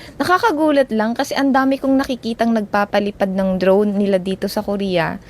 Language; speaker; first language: Filipino; native; Filipino